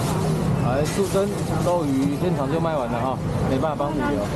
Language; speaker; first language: Chinese; native; Chinese